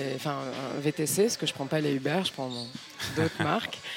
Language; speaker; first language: French; native; French